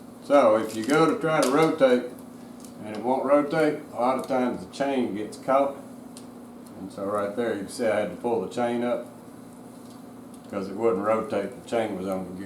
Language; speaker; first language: English; native; English